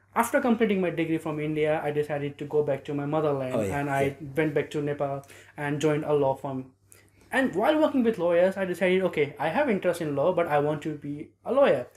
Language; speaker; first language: English; non-native, local second language; Nepali